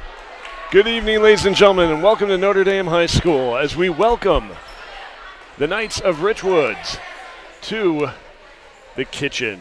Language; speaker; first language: English; native; English